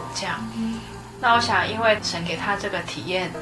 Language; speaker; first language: Chinese; native; Chinese